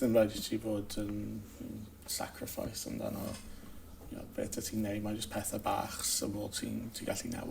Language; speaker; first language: Welsh; non-native, local second language; English